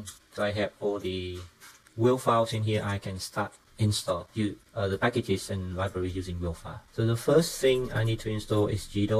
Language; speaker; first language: English; non-native, fluent; Vietnamese